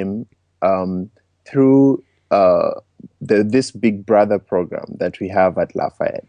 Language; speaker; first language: English; non-native, local second language; Luo (Kenya and Tanzania)